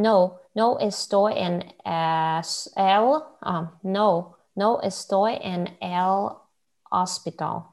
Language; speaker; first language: Spanish; non-native, learner; Russian